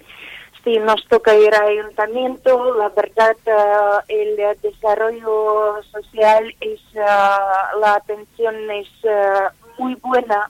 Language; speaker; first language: Spanish; non-native, fluent; Ukrainian